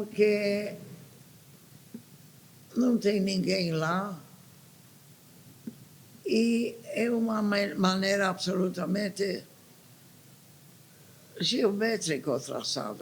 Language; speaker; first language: Portuguese; non-native, fluent; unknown